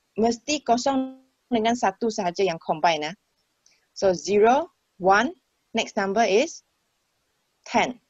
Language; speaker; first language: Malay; non-native, local second language; Chinese